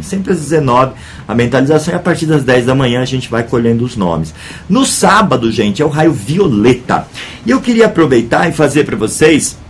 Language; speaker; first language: Portuguese; native; Portuguese